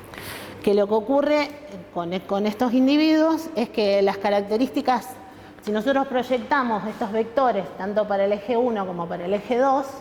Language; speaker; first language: Spanish; native; Spanish